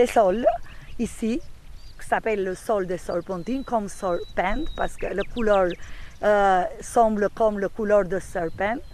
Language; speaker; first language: French; non-native, fluent; Albanian